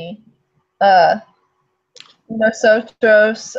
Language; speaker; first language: Spanish; non-native, learner; English